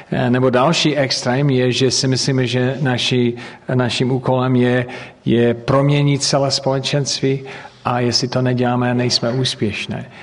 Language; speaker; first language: Czech; non-native, fluent; English